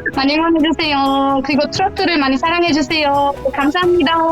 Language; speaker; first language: Korean; non-native, fluent; German